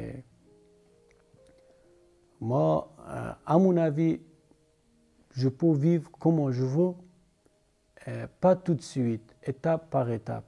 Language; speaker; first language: French; non-native, learner; Persian